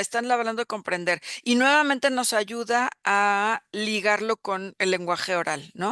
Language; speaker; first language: Spanish; native; Spanish